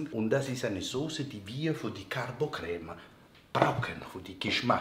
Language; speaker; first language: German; non-native, learner; Italian